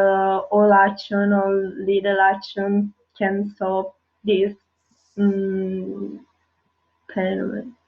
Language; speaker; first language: English; non-native, learner; Italian